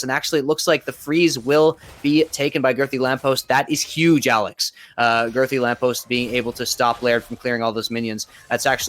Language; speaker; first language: English; native; English